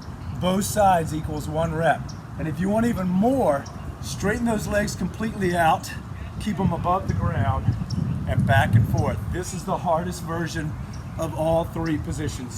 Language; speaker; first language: English; native; English